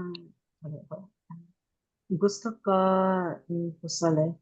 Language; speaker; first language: Filipino; non-native, learner; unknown